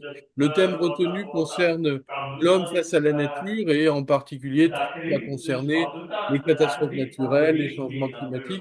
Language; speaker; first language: French; native; French